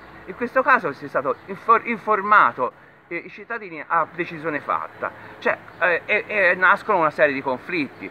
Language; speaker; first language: Italian; native; Italian